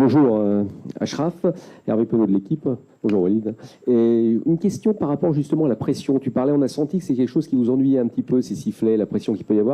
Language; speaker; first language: French; native; French